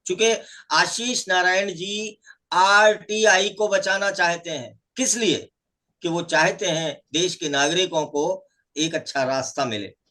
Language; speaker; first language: Hindi; native; Hindi